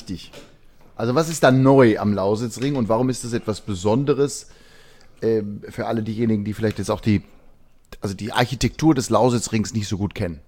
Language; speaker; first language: German; native; German